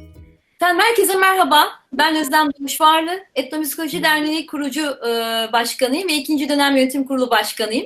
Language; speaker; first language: Turkish; native; Turkish